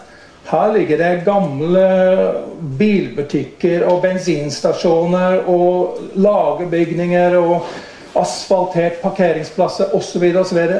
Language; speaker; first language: Norwegian; non-native, fluent; English